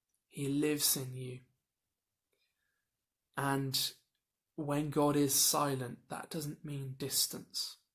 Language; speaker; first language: English; native; English